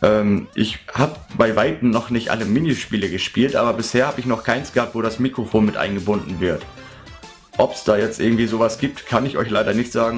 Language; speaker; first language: German; native; German